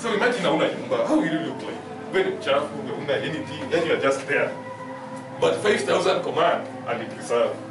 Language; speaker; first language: English; non-native, local second language; Swahili